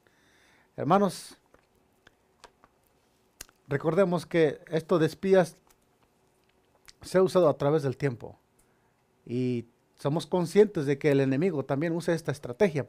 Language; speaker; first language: Spanish; native; Spanish